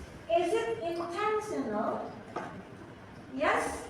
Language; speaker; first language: English; non-native, fluent; Indonesian